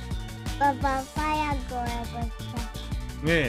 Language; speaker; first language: Italian; early bilingual, heritage; Italian